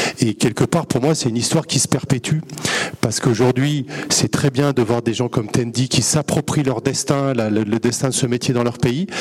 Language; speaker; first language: French; native; French